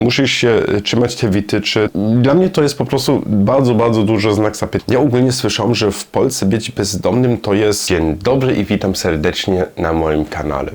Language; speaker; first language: Polish; non-native, learner; German